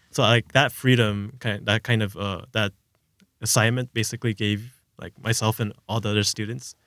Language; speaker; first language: English; early bilingual, other home language; Korean